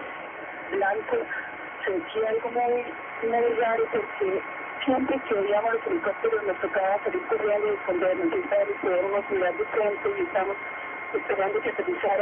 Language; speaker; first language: Spanish; native; Spanish